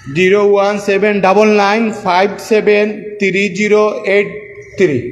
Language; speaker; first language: Bangla; native; Bangla